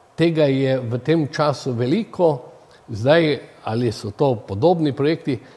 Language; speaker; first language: Slovenian; native; Slovenian